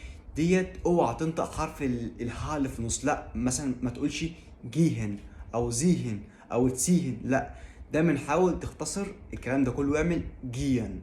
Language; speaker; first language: Arabic; native; Arabic